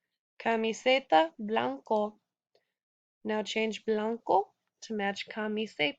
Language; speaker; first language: Spanish; non-native, fluent; English